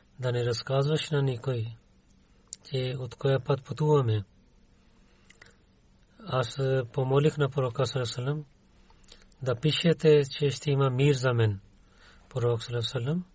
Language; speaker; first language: Bulgarian; non-native, learner; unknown